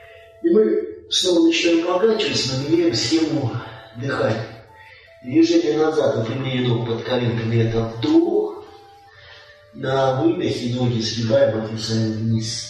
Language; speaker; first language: Russian; native; Russian